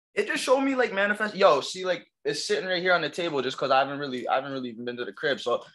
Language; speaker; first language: English; native; English